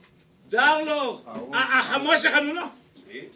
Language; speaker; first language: Spanish; non-native, learner; Hebrew